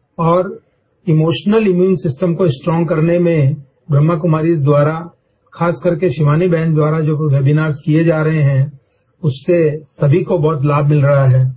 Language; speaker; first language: Hindi; native; Hindi